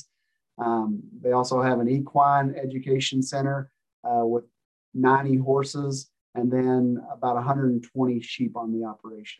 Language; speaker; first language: English; native; English